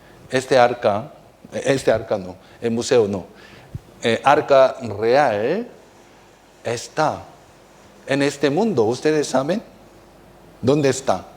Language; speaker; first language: Spanish; non-native, fluent; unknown